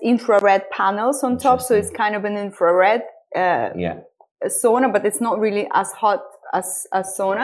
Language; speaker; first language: English; non-native, fluent; Estonian